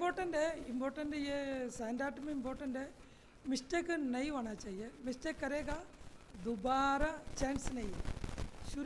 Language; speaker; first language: Hindi; non-native, learner; Malayalam